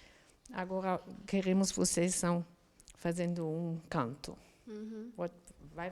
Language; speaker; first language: Portuguese; non-native, learner; German